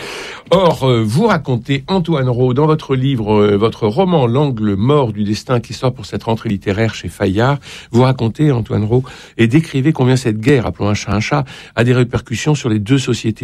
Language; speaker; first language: French; native; French